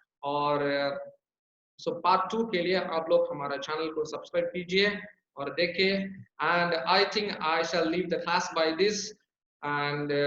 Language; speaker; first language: Hindi; non-native, local second language; Tamil